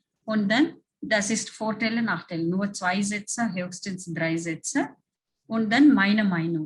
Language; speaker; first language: German; non-native, fluent; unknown